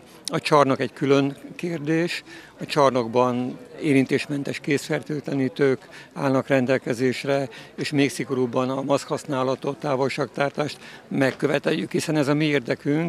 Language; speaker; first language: Hungarian; native; Hungarian